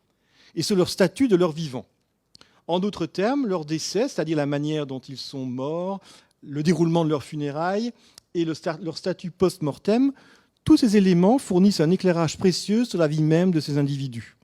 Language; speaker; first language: French; native; French